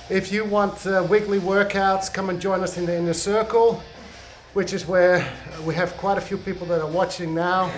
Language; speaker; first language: English; non-native, fluent; Dutch